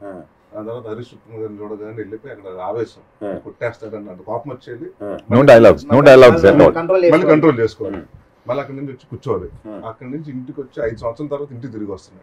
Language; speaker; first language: Telugu; native; Telugu